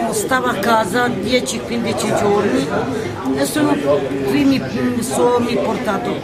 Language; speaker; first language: Italian; non-native, learner; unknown